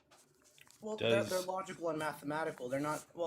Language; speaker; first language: English; native; English